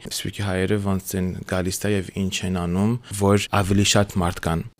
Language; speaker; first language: Armenian; early bilingual, heritage; French